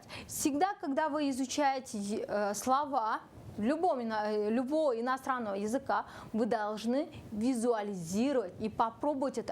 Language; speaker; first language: Russian; non-native, local second language; Kyrgyz